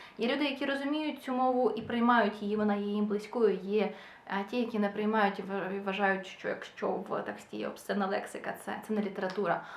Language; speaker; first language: Ukrainian; non-native, local second language; Russian